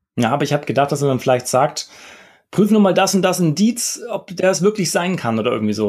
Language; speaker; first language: German; native; German